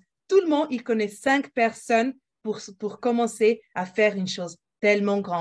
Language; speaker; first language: French; non-native, fluent; Portuguese